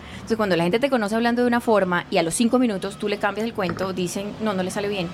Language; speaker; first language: Spanish; native; Spanish